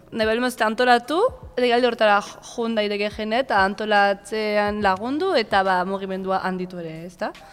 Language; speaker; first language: Basque; native; Basque